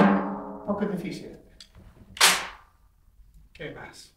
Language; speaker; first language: Spanish; non-native, learner; English